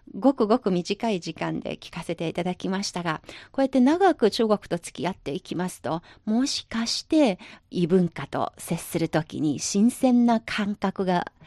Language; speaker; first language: Japanese; non-native, fluent; Chinese